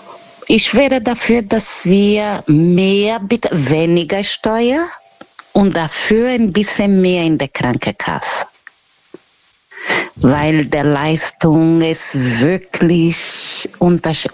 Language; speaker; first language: German; non-native, learner; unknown